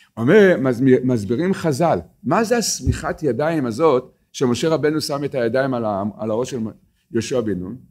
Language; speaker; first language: Hebrew; native; Hebrew